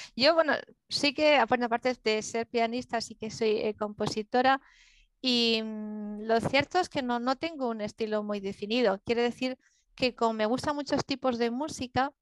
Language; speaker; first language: Spanish; native; Spanish